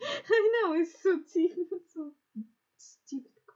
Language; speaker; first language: English; non-native, learner; Russian